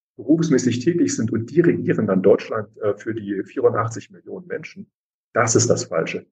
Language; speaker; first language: German; native; German